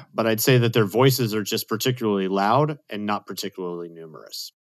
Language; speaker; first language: English; native; English